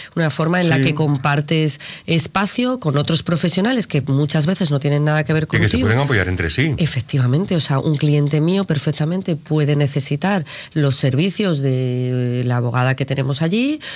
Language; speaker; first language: Spanish; native; Spanish